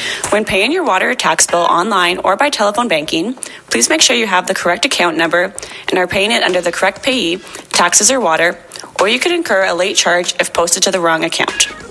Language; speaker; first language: English; native; English